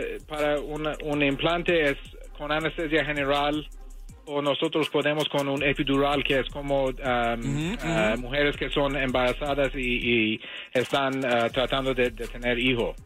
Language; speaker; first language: Spanish; early bilingual, heritage; English